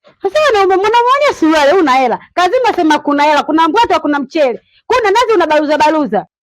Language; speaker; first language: Swahili; native; Swahili